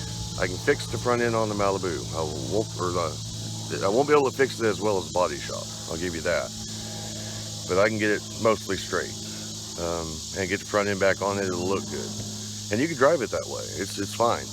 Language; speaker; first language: English; native; English